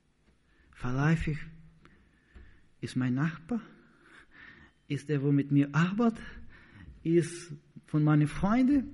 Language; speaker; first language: German; non-native, learner; Portuguese